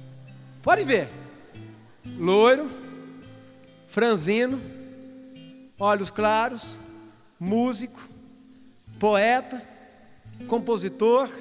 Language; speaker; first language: Portuguese; native; Portuguese